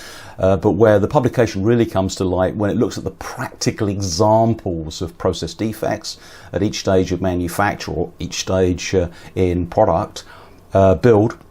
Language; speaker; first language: English; native; English